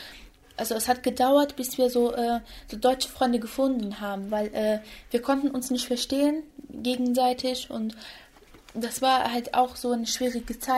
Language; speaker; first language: German; early bilingual, other home language; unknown